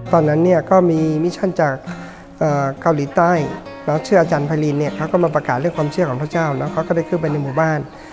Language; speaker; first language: Thai; non-native, local second language; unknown